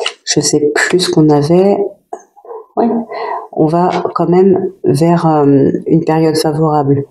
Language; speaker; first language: French; native; French